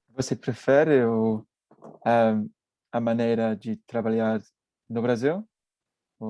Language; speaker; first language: Portuguese; non-native, learner; English